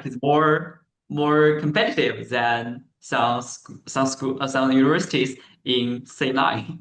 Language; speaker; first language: English; non-native, learner; Chinese